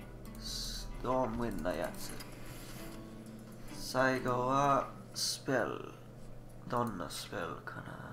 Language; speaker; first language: Japanese; non-native, learner; English